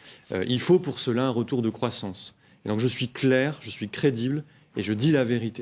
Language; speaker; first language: French; native; French